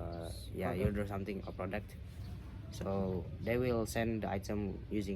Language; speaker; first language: English; non-native, fluent; Indonesian